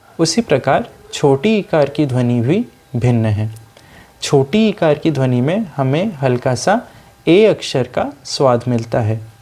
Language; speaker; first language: Hindi; non-native, local second language; Sindhi